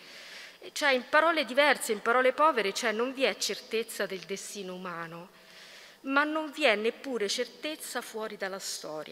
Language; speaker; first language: Italian; native; Italian